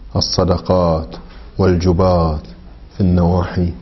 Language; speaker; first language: Arabic; native; Arabic